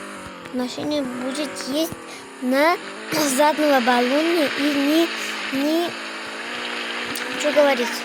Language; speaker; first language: Russian; non-native, learner; Uzbek